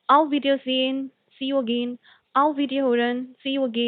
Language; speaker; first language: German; non-native, learner; Hindi